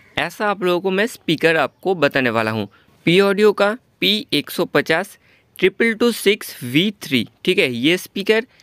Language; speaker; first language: Hindi; non-native, local second language; Bangla